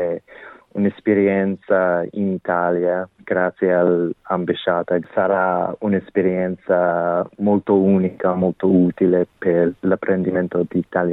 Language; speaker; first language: Italian; non-native, fluent; English